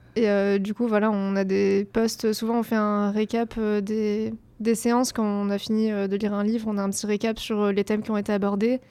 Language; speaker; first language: French; native; French